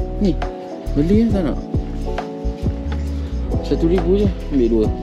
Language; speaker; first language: Malay; native; Malay